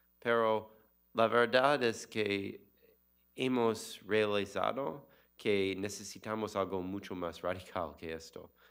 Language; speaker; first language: Spanish; non-native, learner; English